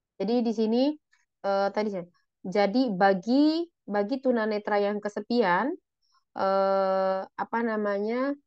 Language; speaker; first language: Indonesian; native; Indonesian